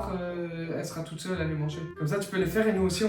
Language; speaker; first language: French; native; French